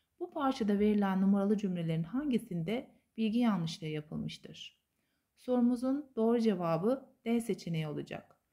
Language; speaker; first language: Turkish; native; Turkish